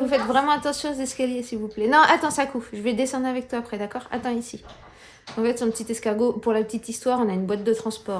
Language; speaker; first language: French; native; French